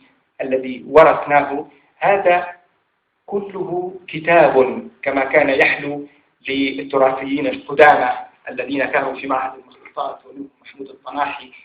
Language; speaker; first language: Arabic; native; Arabic